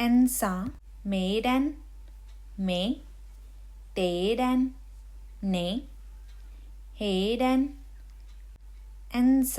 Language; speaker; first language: Finnish; non-native, learner; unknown